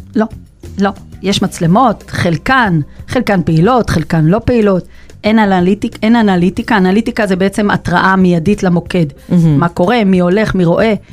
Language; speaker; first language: Hebrew; native; Hebrew